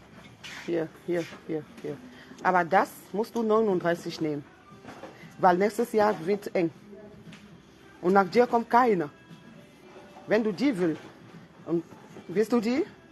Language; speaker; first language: German; non-native, fluent; French